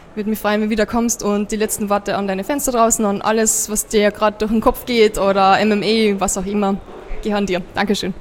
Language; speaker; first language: German; native; German